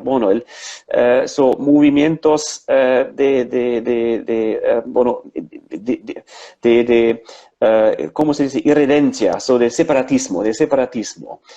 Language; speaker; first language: Spanish; non-native, fluent; German